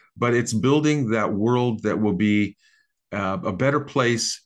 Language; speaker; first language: English; native; English